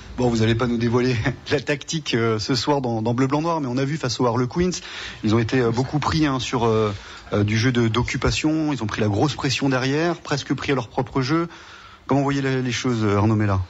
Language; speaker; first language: French; native; French